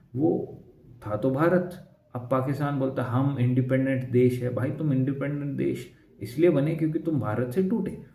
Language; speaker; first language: Hindi; native; Hindi